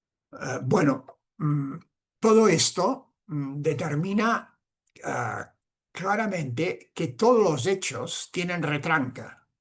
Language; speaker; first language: Spanish; non-native, local second language; Catalan